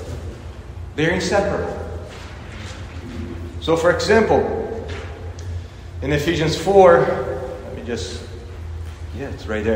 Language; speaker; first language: English; non-native, fluent; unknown